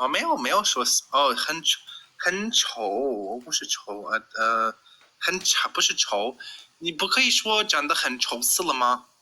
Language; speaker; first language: Chinese; non-native, learner; English